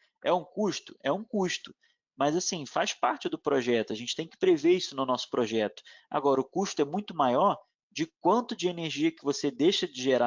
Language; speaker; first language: Portuguese; native; Portuguese